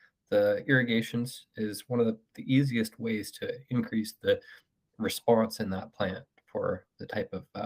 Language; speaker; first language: English; native; English